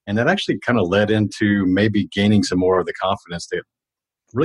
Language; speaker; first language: English; native; English